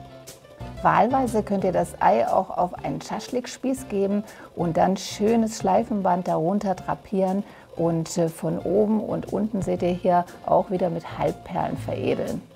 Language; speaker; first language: German; native; German